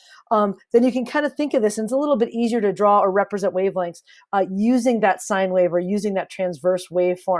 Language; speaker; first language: English; native; English